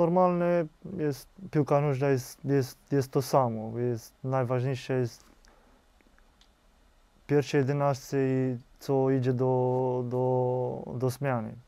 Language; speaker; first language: Polish; non-native, learner; Romanian